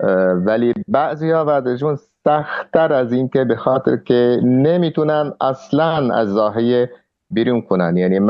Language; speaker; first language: Persian; non-native, fluent; Arabic